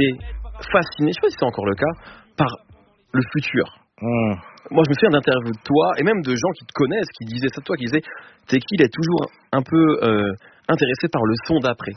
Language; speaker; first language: French; native; French